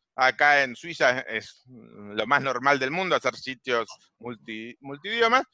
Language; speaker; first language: Spanish; native; Spanish